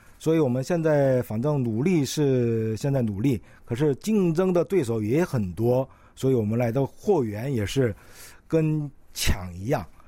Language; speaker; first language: Chinese; non-native, local second language; Korean